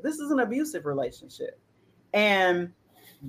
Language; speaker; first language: English; native; English